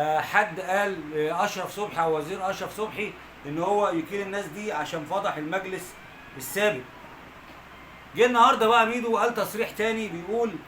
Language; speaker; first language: Arabic; native; Arabic